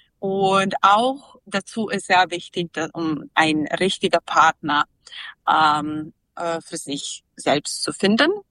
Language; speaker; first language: German; non-native, fluent; Serbian